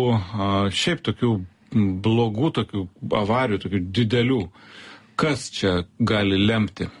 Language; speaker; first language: Lithuanian; native; Lithuanian